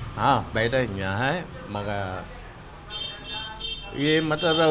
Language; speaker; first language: Hindi; non-native, local second language; Chinese